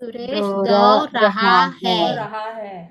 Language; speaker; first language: Hindi; non-native, learner; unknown